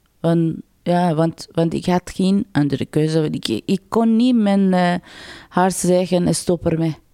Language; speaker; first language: Dutch; non-native, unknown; Persian